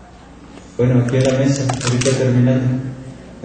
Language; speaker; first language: Spanish; native; Spanish